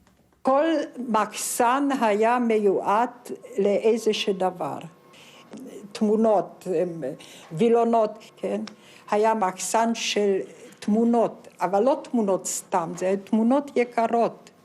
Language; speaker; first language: Hebrew; non-native, fluent; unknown